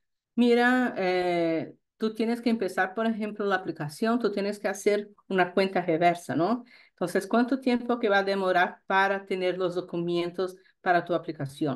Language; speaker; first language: Spanish; non-native, fluent; Portuguese